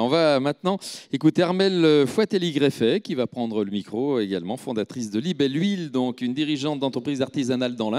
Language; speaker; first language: French; native; French